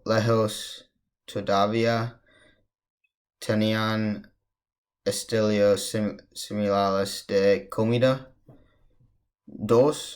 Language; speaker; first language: Spanish; non-native, learner; English